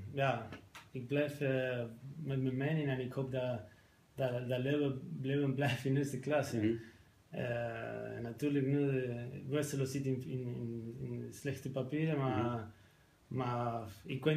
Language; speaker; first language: Dutch; non-native, fluent; Spanish